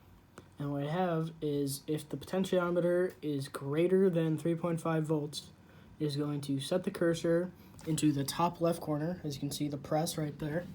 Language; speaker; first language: English; native; English